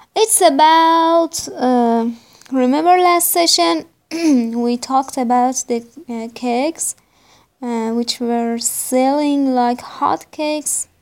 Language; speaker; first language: English; non-native, fluent; Persian